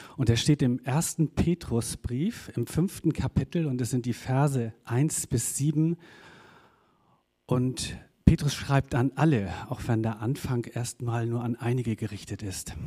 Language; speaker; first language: German; native; German